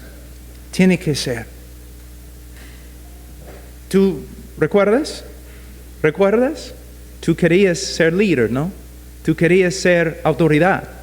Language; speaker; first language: Spanish; non-native, fluent; English